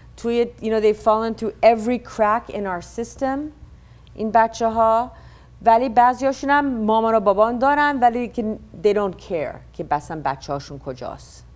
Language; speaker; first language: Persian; early bilingual, heritage; Persian